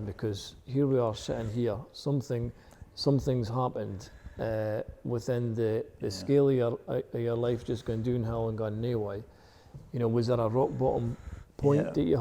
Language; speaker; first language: English; native; English